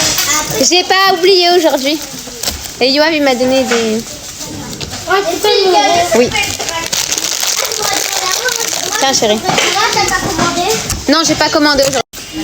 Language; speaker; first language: French; native; French